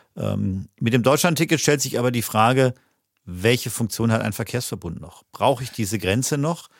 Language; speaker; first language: German; native; German